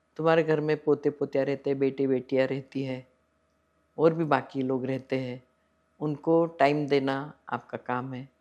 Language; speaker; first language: Hindi; non-native, local second language; Marathi